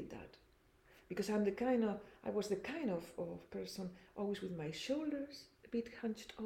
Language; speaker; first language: English; non-native, fluent; Spanish